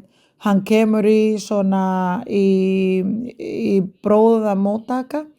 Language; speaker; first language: Icelandic; non-native, learner; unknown